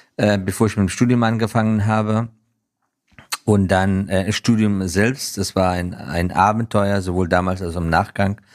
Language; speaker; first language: German; non-native, fluent; Persian